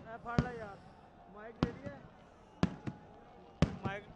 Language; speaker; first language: Punjabi; native; Punjabi